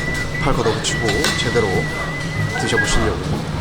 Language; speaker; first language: Korean; native; Korean